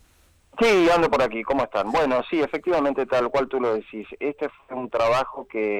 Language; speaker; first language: Spanish; native; Spanish